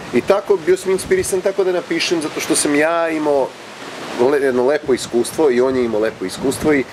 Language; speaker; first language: Croatian; early bilingual, other home language; Serbian